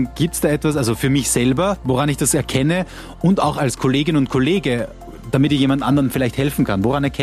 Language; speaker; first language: German; native; German